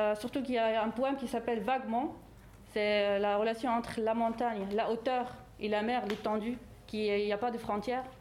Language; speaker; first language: French; non-native, fluent; Arabic